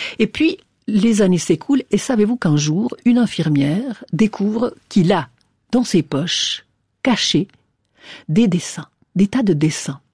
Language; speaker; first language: French; native; French